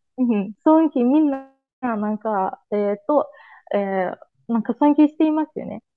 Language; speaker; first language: Japanese; non-native, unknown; Azerbaijani